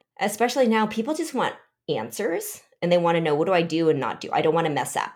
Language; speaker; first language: English; early bilingual, other home language; Vietnamese